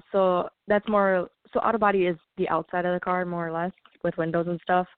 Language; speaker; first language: English; native; English